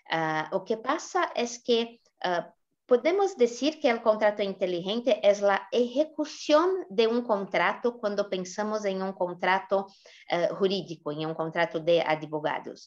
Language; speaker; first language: Spanish; non-native, fluent; Portuguese